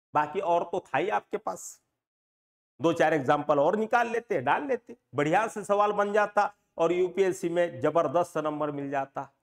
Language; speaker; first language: Hindi; non-native, local second language; Marathi